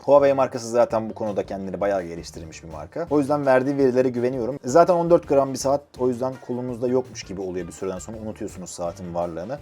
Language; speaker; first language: Turkish; native; Turkish